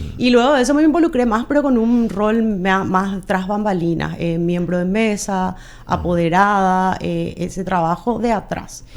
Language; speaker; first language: Spanish; native; Spanish